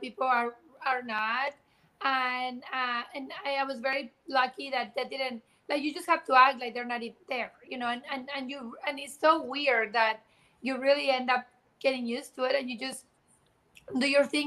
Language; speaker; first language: English; non-native, fluent; Spanish